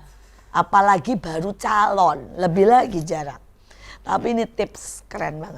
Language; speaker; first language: Indonesian; native; Indonesian